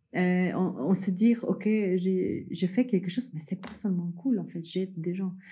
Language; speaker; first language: French; early bilingual, other home language; Spanish